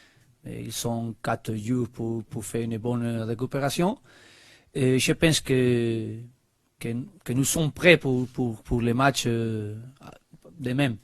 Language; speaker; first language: French; non-native, learner; Spanish